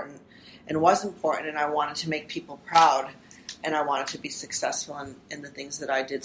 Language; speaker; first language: English; early bilingual, other home language; Armenian